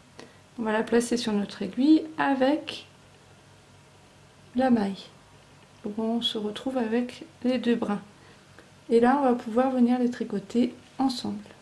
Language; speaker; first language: French; native; French